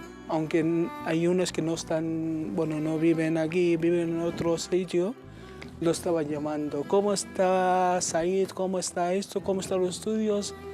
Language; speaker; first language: Spanish; non-native, learner; Arabic